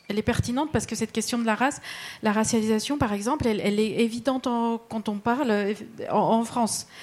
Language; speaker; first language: French; non-native, fluent; Spanish